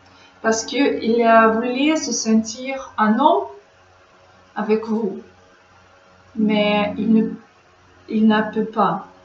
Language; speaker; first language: French; non-native, learner; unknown